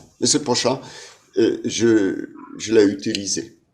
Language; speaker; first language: French; non-native, fluent; German